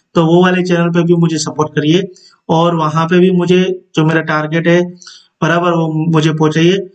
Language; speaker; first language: Hindi; non-native, local second language; Gujarati